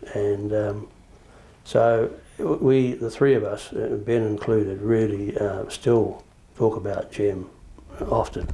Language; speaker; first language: English; native; English